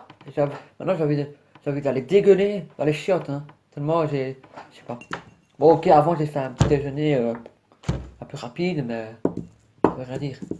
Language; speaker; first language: French; native; French